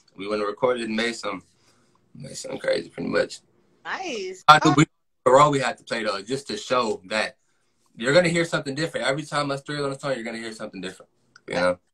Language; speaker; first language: English; native; English